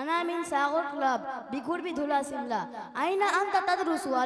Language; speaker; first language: Arabic; non-native, learner; Bangla